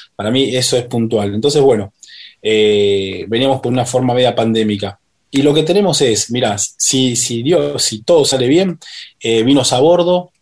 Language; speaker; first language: Spanish; native; Spanish